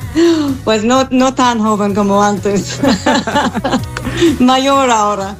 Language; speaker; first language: Spanish; non-native, fluent; English